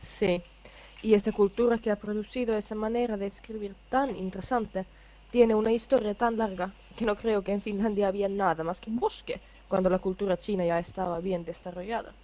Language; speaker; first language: Spanish; non-native, fluent; Finnish